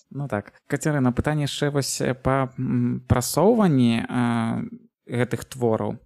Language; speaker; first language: Belarusian; native; Belarusian